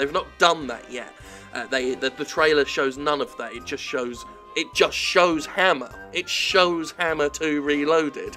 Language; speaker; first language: English; native; English